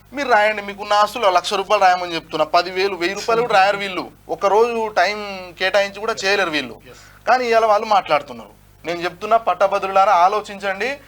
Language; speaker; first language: Telugu; non-native, local second language; Lambadi